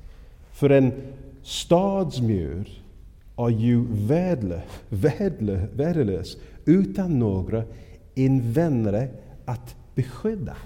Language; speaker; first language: Swedish; non-native, fluent; English